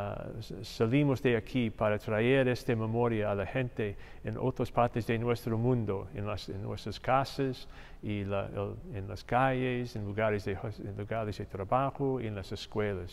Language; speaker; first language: Spanish; non-native, fluent; English